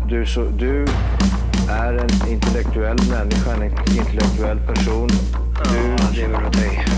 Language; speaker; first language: Swedish; native; Swedish